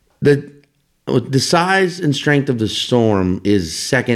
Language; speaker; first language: English; native; English